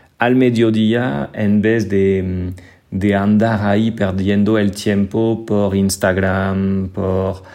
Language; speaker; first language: Spanish; non-native, fluent; French